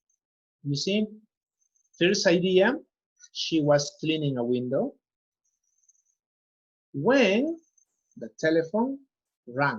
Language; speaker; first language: English; non-native, fluent; Spanish